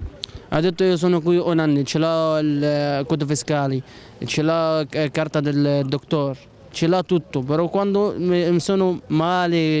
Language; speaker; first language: Italian; non-native, learner; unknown